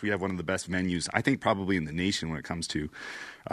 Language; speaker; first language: English; native; English